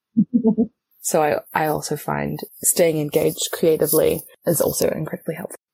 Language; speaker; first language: English; native; English